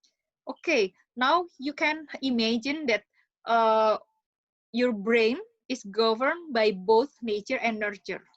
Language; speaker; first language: English; non-native, fluent; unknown